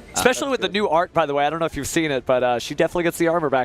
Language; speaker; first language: English; native; English